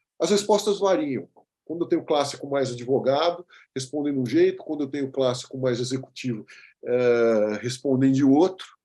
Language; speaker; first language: Portuguese; native; Portuguese